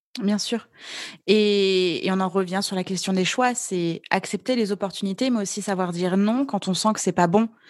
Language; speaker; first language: French; native; French